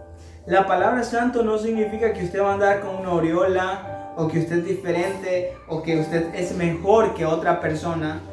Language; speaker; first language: Spanish; native; Spanish